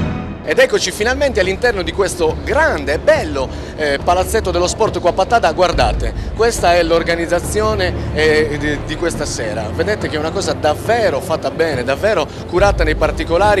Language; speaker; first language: Italian; native; Italian